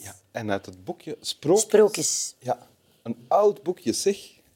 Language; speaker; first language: Dutch; native; Dutch